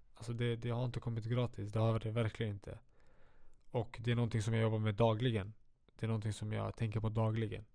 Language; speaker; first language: Swedish; native; Swedish